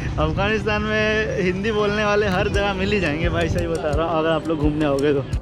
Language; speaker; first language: Hindi; native; Hindi